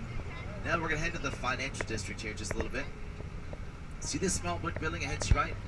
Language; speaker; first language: English; native; English